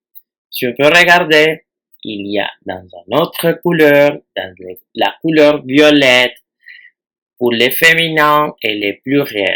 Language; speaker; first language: French; non-native, fluent; Spanish